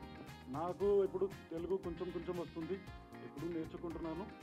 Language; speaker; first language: Telugu; non-native, learner; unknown